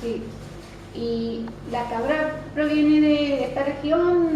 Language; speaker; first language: Spanish; non-native, fluent; English